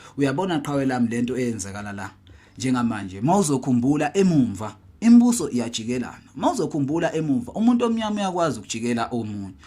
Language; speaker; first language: Zulu; native; Zulu